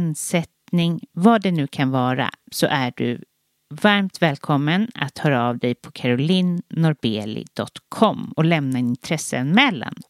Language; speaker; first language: Swedish; native; Swedish